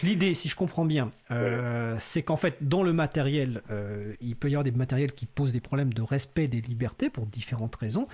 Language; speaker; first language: French; native; French